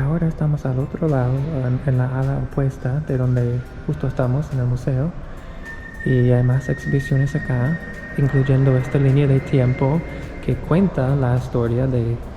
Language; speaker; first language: Spanish; non-native, fluent; English